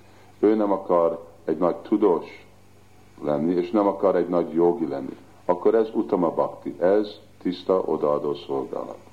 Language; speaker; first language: Hungarian; early bilingual, heritage; Hungarian